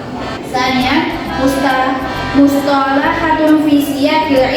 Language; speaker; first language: Arabic; non-native, learner; Indonesian